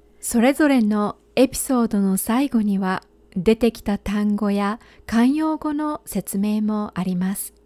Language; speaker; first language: Japanese; native; Japanese